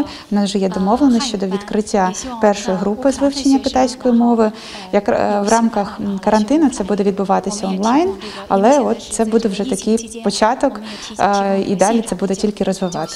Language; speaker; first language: Ukrainian; non-native, fluent; Chinese